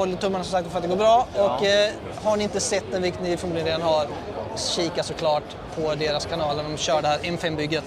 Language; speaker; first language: Swedish; native; Swedish